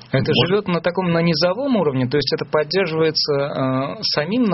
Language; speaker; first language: Russian; native; Russian